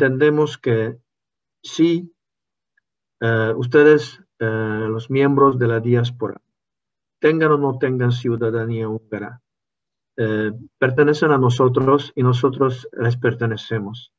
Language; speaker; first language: Spanish; non-native, fluent; Hungarian